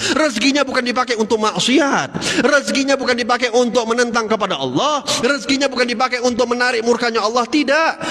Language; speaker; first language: Malay; native; Malay